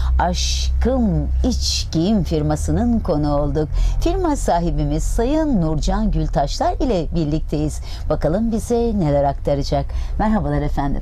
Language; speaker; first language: Turkish; native; Turkish